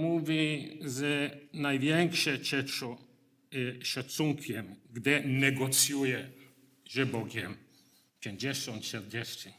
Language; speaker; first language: Polish; non-native, learner; English